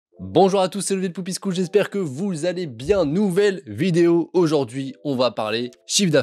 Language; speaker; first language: French; native; French